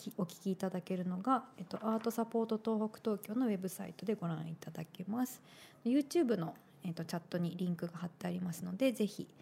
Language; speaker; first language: Japanese; native; Japanese